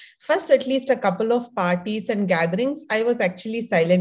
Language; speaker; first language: English; non-native, local second language; Kannada